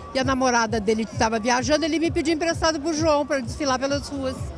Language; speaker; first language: Portuguese; native; Portuguese